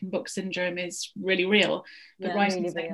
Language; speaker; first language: English; native; English